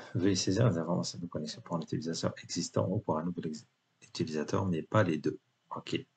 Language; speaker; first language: French; non-native, local second language; Arabic